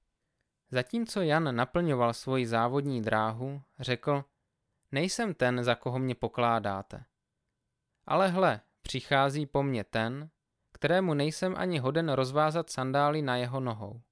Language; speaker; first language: Czech; native; Czech